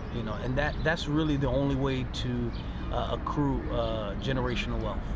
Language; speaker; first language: English; native; English